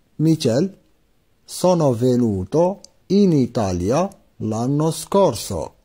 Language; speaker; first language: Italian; non-native, fluent; Arabic